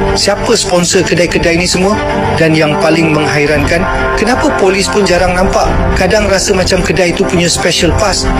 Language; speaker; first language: Malay; native; Malay